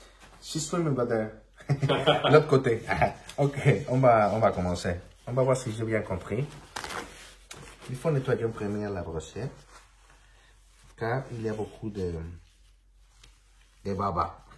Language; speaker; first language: French; non-native, learner; Spanish